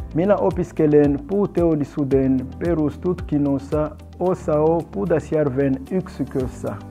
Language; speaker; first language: Finnish; non-native, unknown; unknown